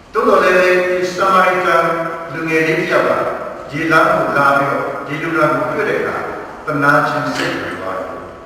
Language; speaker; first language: Burmese; non-native, local second language; Hakha Chin